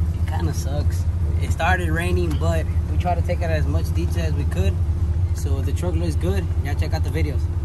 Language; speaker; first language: English; early bilingual, other home language; Spanish